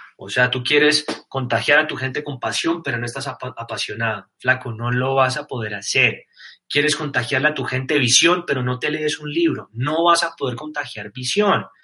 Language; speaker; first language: Spanish; native; Spanish